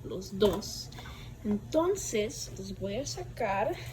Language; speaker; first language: Spanish; early bilingual, other home language; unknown